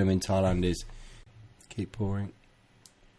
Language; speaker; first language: English; native; English